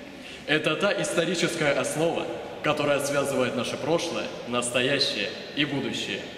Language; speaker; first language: Russian; native; Russian